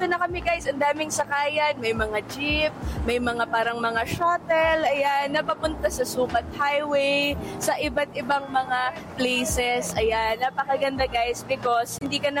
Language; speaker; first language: Filipino; native; Filipino